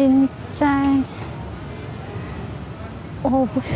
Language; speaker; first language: Chinese; non-native, learner; Indonesian